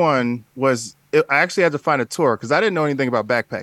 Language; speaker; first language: English; native; English